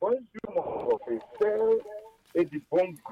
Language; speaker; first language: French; non-native, learner; Igbo